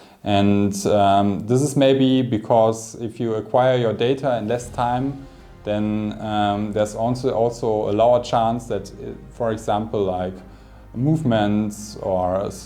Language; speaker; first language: English; non-native, fluent; German